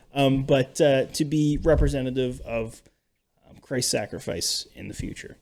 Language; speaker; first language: English; native; English